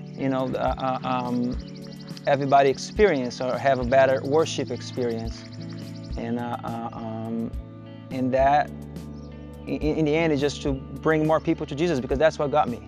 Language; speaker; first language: English; non-native, fluent; Portuguese